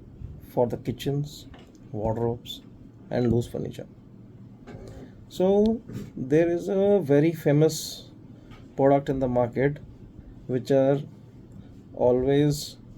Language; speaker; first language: English; non-native, local second language; Hindi